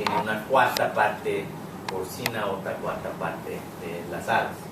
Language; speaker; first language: Spanish; non-native, fluent; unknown